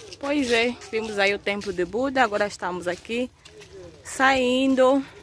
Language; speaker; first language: Portuguese; native; Portuguese